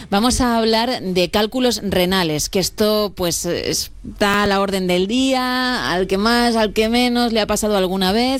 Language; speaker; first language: Spanish; native; Spanish